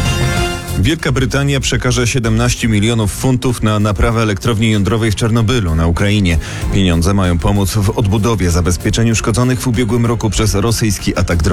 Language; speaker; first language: Polish; native; Polish